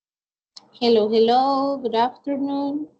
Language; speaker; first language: English; non-native, fluent; Spanish